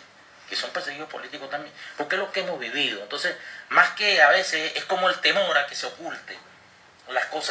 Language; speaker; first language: Spanish; native; Spanish